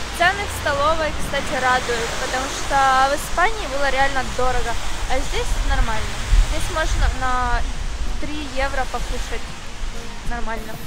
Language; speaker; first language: Russian; native; Russian